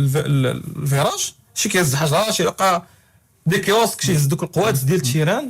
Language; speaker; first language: Arabic; native; Arabic